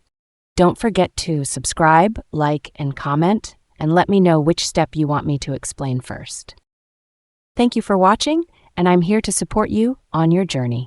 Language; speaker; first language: English; non-native, local second language; Punjabi